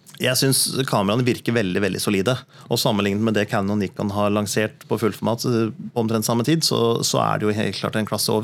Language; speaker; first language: Norwegian; native; Norwegian